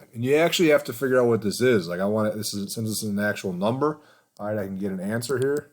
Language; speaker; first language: English; native; English